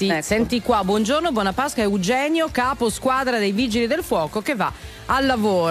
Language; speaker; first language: Italian; native; Italian